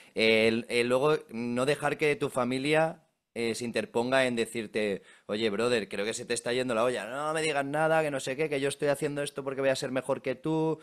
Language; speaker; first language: Spanish; native; Spanish